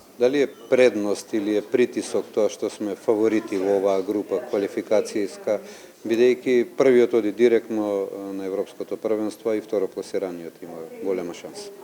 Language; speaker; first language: Macedonian; native; Macedonian